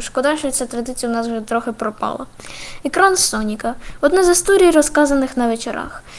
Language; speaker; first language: Ukrainian; native; Ukrainian